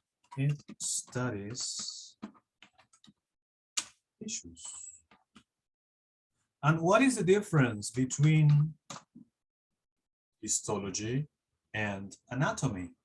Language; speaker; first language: English; non-native, fluent; Spanish